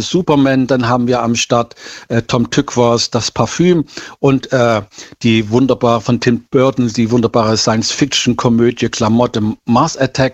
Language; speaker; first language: German; native; German